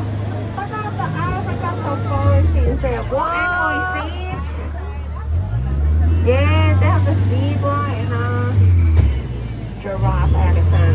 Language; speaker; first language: English; non-native, learner; Cantonese